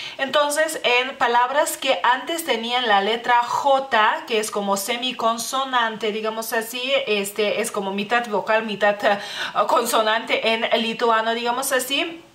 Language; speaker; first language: Spanish; non-native, fluent; Lithuanian